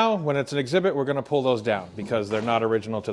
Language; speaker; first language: English; native; English